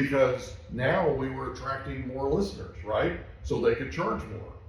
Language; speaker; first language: English; native; English